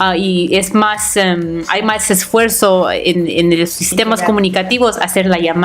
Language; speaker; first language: Spanish; native; Spanish